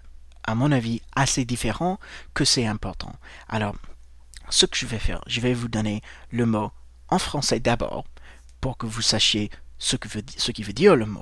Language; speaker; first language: French; non-native, fluent; English